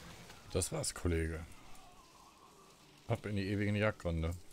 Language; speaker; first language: German; native; German